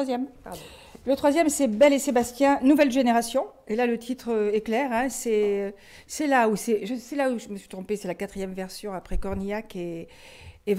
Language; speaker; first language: French; native; French